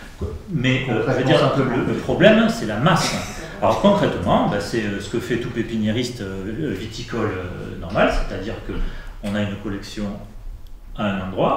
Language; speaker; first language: French; native; French